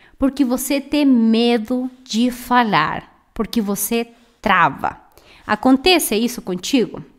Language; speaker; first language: Portuguese; non-native, fluent; Spanish